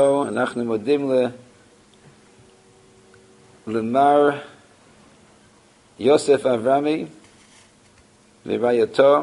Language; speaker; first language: Hebrew; non-native, fluent; English